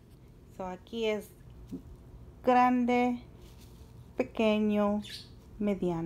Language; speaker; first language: Spanish; early bilingual, heritage; Spanish